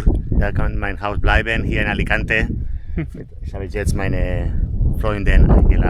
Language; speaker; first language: German; non-native, learner; Spanish